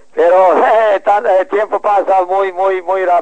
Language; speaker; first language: Spanish; non-native, learner; Serbian